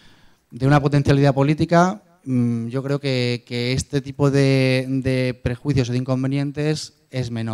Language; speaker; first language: Spanish; native; Spanish